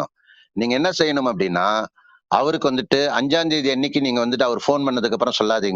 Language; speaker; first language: Tamil; native; Tamil